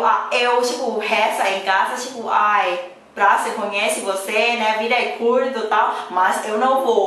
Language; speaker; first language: Portuguese; non-native, learner; Thai